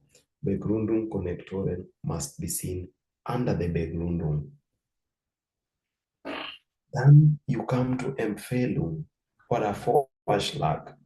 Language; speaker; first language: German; non-native, fluent; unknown